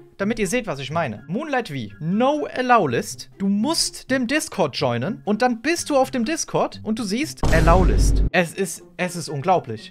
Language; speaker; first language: German; native; German